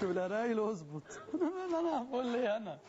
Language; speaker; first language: Arabic; native; Arabic